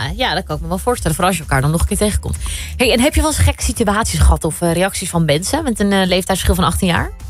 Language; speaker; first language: Dutch; native; Dutch